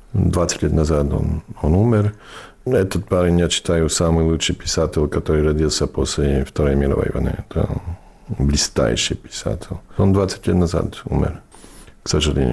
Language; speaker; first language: Russian; non-native, fluent; English